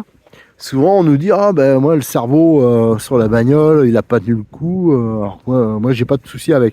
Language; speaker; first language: French; native; French